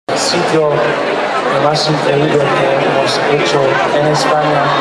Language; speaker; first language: Spanish; non-native, learner; English